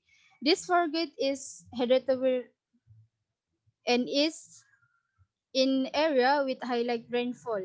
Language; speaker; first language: English; non-native, learner; Indonesian